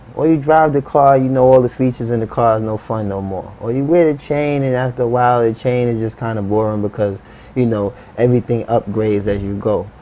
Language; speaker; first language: English; native; English